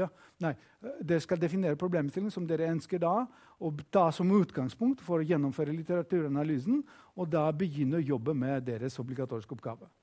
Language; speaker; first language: Norwegian; non-native, fluent; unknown